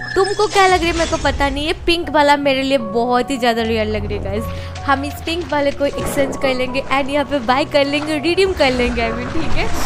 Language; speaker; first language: Hindi; non-native, local second language; Bangla